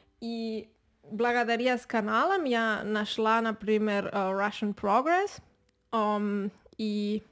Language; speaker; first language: Russian; non-native, fluent; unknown